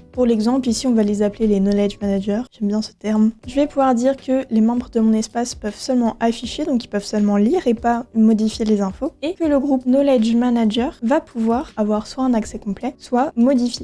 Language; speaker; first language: French; native; French